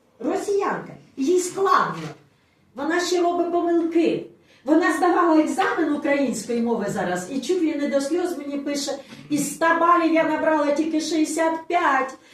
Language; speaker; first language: Ukrainian; non-native, local second language; Russian